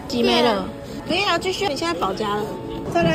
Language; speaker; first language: Chinese; native; Chinese